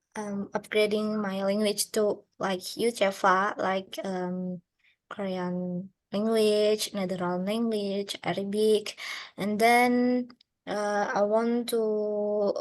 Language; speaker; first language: English; non-native, learner; Indonesian